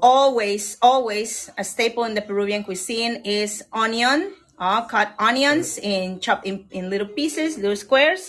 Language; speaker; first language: English; non-native, fluent; Spanish